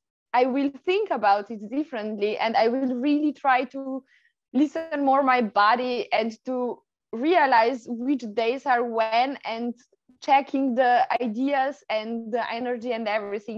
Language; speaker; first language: English; non-native, fluent; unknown